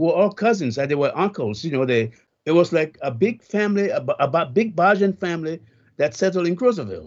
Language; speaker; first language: English; native; English